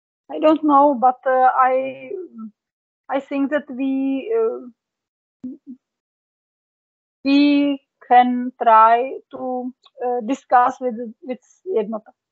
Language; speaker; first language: English; non-native, learner; Czech